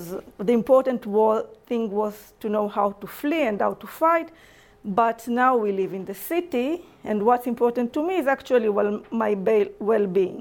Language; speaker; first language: English; non-native, fluent; Hebrew